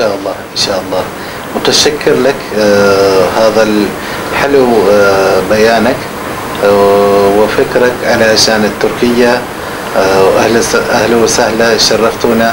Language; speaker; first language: Arabic; non-native, learner; Turkish